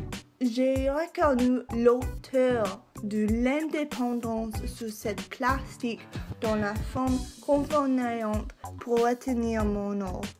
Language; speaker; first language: French; non-native, local second language; English